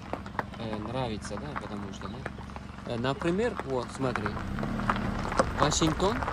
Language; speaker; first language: Russian; non-native, learner; Uzbek